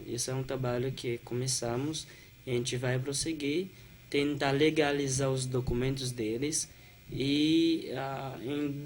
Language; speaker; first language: Portuguese; non-native, fluent; Haitian Creole